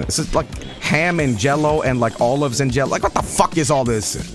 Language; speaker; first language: English; non-native, fluent; Swedish